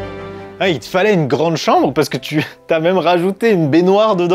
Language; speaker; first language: French; native; French